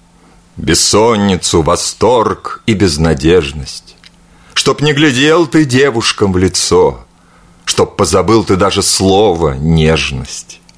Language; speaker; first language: Russian; native; Russian